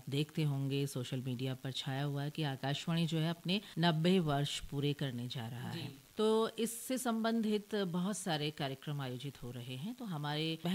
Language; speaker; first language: Hindi; native; Hindi